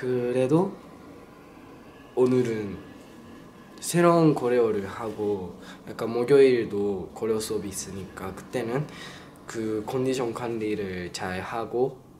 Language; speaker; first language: Korean; non-native, learner; Japanese